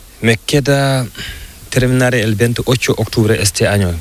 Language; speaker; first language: Spanish; non-native, learner; Fula